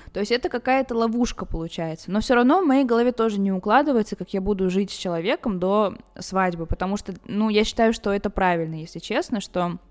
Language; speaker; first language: Russian; early bilingual, other home language; Armenian